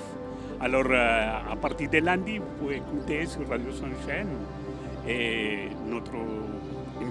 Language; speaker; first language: French; non-native, fluent; Spanish